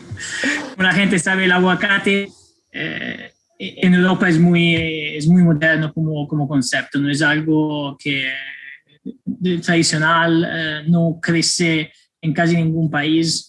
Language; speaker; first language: Spanish; non-native, fluent; Italian